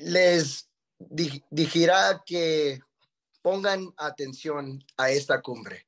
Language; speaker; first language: Spanish; early bilingual, heritage; Spanish